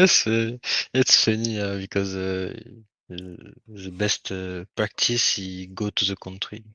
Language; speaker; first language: English; non-native, learner; French